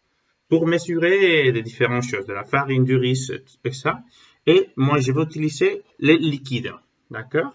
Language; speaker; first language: French; non-native, learner; Spanish